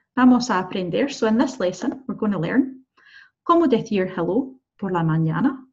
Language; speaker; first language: English; native; English